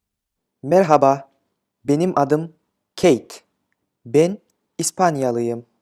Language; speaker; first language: Turkish; non-native, fluent; Kyrgyz